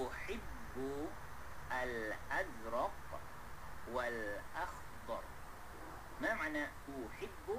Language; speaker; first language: Arabic; non-native, fluent; Malay